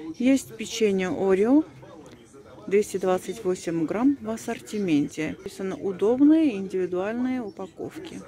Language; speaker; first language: Russian; native; Russian